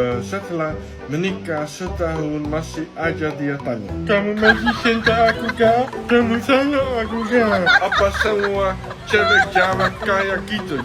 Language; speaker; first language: Indonesian; non-native, learner; Dutch